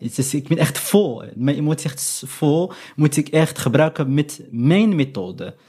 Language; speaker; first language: Dutch; non-native, learner; Arabic